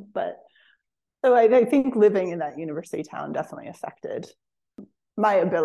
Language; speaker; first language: English; native; English